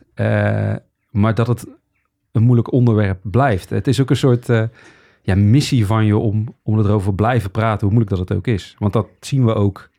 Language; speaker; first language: Dutch; native; Dutch